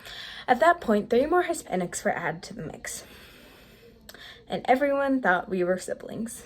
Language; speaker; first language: English; native; English